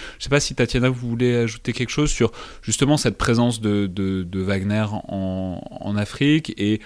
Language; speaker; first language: French; native; French